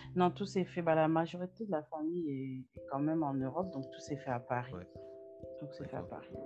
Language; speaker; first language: French; native; French